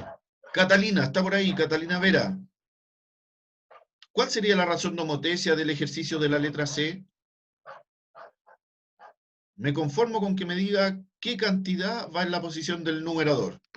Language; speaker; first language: Spanish; native; Spanish